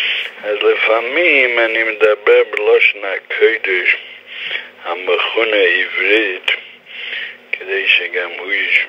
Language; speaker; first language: Hebrew; non-native, fluent; English